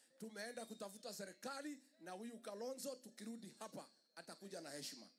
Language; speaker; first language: Swahili; non-native, local second language; Kikuyu